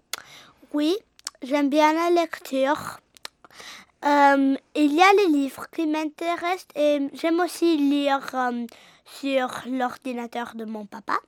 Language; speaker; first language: French; early bilingual, heritage; English